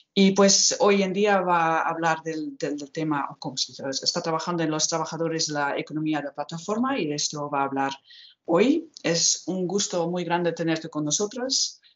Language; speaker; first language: Spanish; native; Spanish